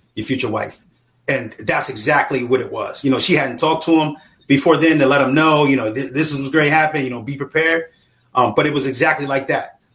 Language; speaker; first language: English; native; English